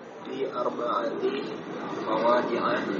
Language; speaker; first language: Arabic; non-native, learner; Indonesian